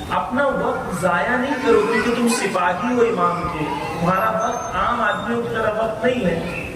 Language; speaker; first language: Urdu; native; Urdu